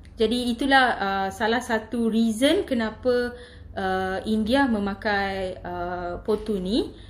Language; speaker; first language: Malay; non-native, local second language; Tamil